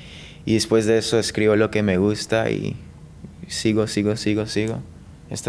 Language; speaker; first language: Spanish; early bilingual, heritage; English